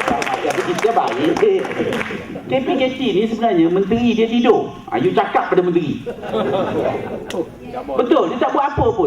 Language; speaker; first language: Malay; native; Malay